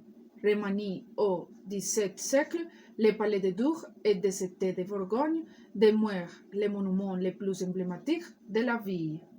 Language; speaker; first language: French; non-native, learner; Spanish